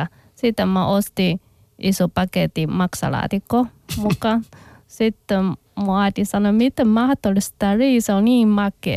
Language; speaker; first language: Finnish; non-native, learner; Chinese